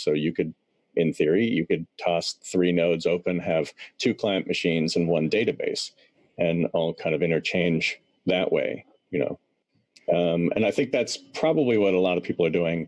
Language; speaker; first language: English; native; English